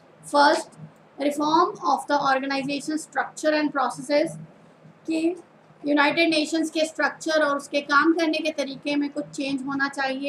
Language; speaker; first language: Hindi; non-native, local second language; Punjabi